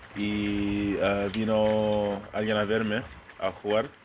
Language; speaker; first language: Spanish; non-native, fluent; English